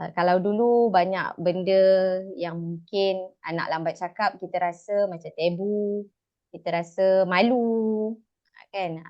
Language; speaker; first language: Malay; native; Malay